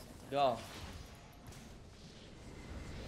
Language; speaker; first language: English; native; English